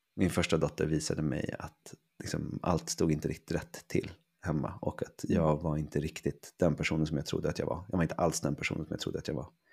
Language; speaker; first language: Swedish; native; Swedish